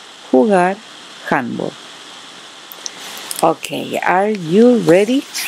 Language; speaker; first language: English; non-native, fluent; Spanish